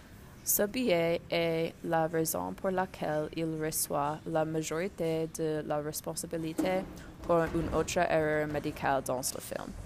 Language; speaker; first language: French; non-native, learner; English